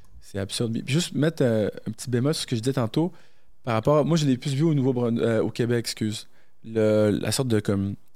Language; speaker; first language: French; early bilingual, other home language; Arabic